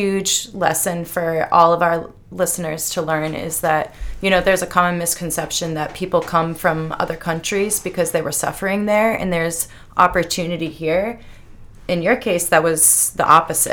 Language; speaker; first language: English; native; English